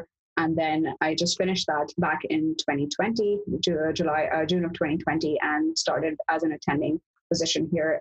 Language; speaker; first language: English; non-native, local second language; Urdu